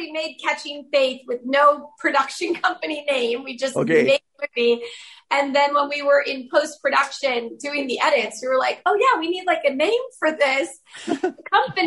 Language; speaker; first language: English; native; English